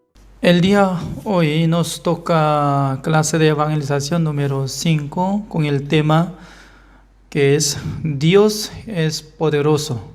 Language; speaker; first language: Spanish; non-native, fluent; Korean